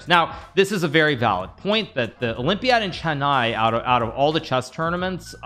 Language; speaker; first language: English; native; English